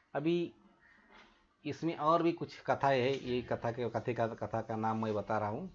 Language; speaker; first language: Hindi; non-native, local second language; Marathi